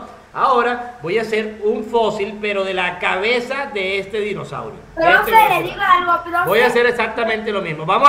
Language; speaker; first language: Spanish; native; Spanish